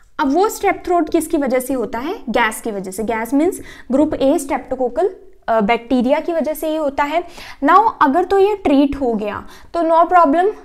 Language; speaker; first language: Hindi; native; Hindi